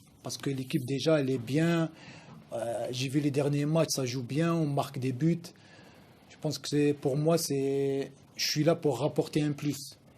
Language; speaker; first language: French; non-native, local second language; Arabic